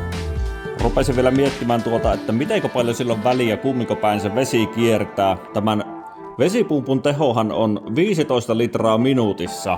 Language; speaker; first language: Finnish; native; Finnish